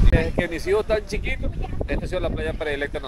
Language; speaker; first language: Spanish; native; Spanish